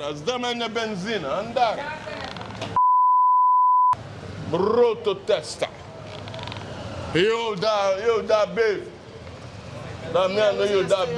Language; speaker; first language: Italian; non-native, learner; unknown